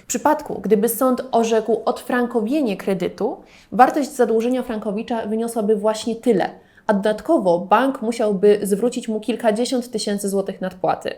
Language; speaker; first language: Polish; native; Polish